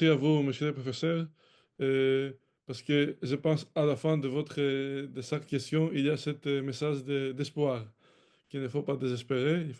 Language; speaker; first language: French; non-native, fluent; Greek